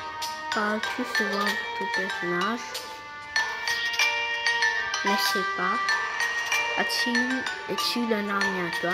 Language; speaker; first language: French; non-native, local second language; Arabic